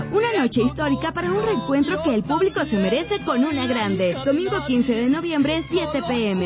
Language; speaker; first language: Spanish; native; Spanish